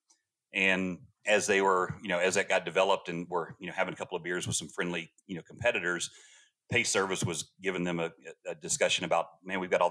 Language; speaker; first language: English; native; English